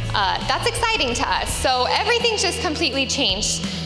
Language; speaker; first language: English; native; English